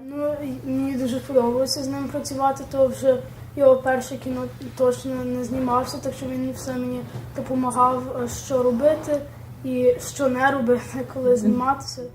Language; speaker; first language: Ukrainian; early bilingual, heritage; Ukrainian